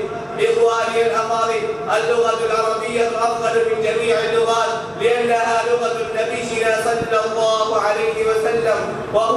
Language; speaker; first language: Arabic; non-native, fluent; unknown